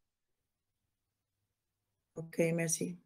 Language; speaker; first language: French; non-native, learner; English